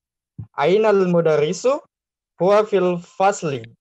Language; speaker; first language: Arabic; non-native, learner; Indonesian